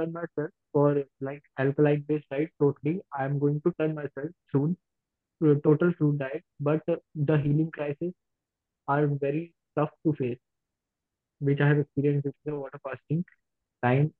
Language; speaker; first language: English; non-native, local second language; Hindi